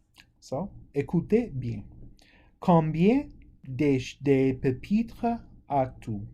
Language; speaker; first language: French; non-native, fluent; English